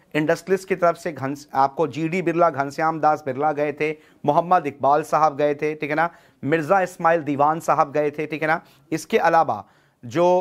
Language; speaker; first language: Hindi; native; Hindi